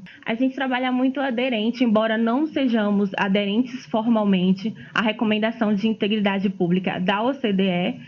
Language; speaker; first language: Portuguese; native; Portuguese